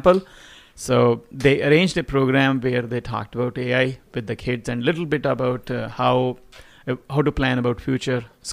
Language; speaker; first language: English; non-native, local second language; Punjabi